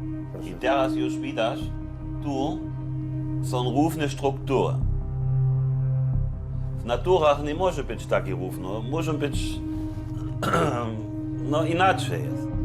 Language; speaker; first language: Polish; non-native, fluent; German